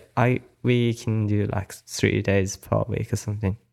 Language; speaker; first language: English; non-native, learner; Japanese